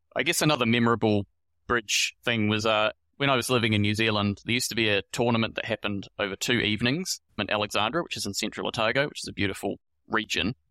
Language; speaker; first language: English; native; English